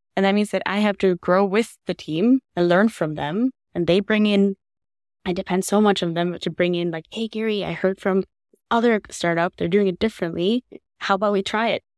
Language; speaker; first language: English; non-native, fluent; Norwegian